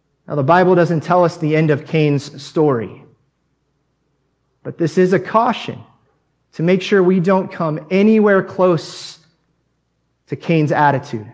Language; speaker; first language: English; native; English